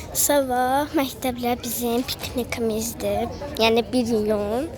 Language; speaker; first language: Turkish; non-native, learner; Azerbaijani